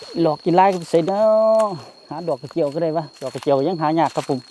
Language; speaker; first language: Thai; non-native, local second language; Northeastern Thai